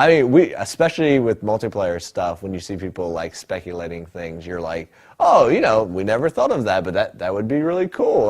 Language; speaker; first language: English; native; English